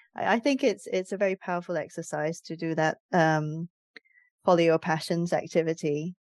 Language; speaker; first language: English; native; English